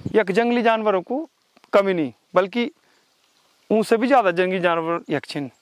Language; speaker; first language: Hindi; non-native, local second language; Garhwali